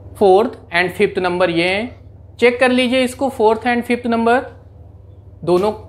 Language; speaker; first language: Hindi; native; Hindi